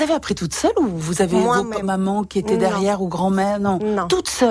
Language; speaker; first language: French; native; French